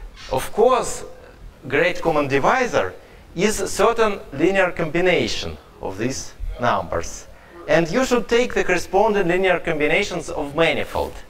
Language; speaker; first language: English; non-native, fluent; Russian